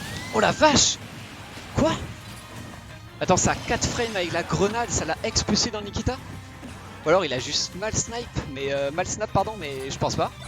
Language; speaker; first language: French; native; French